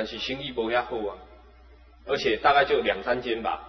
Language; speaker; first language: Chinese; native; Chinese